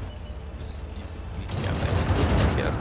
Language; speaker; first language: German; native; German